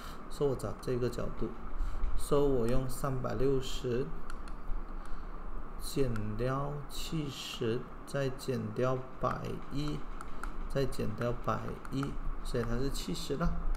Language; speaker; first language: Chinese; native; Chinese